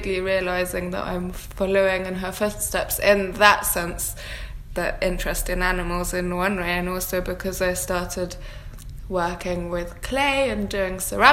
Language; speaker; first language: English; native; English